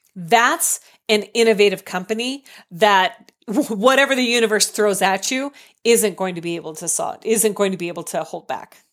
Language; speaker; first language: English; native; English